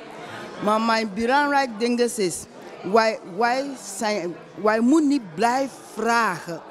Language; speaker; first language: Dutch; non-native, learner; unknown